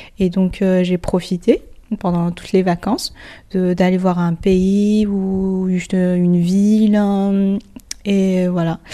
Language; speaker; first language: French; non-native, fluent; Chinese